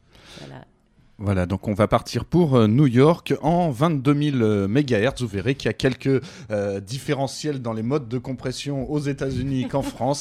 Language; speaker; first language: French; native; French